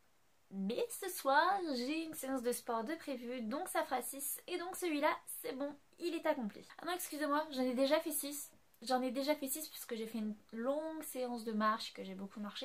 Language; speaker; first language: French; native; French